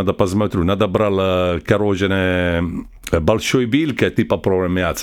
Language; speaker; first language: Russian; non-native, learner; Italian